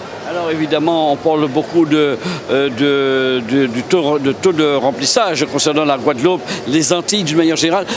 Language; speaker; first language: French; native; French